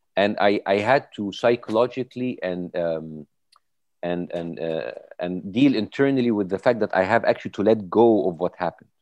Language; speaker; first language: English; non-native, fluent; Arabic